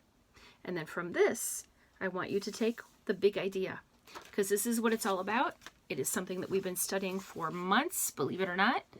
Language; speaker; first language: English; native; English